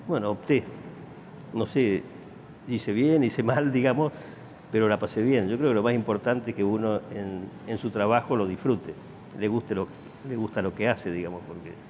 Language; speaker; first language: Spanish; native; Spanish